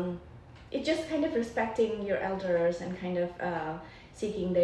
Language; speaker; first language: English; non-native, local second language; Nepali